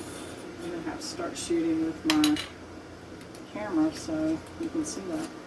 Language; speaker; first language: English; native; English